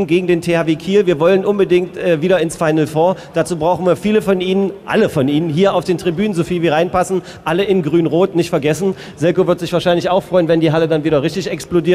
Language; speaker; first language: German; native; German